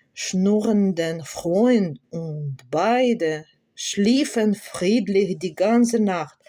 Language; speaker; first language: German; non-native, learner; Ukrainian